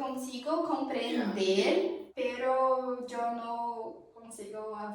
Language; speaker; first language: Spanish; non-native, learner; Portuguese